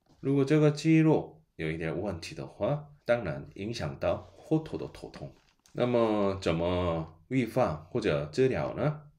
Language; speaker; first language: Chinese; non-native, fluent; Korean